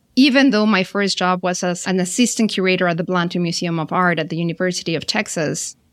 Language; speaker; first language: English; non-native, fluent; Spanish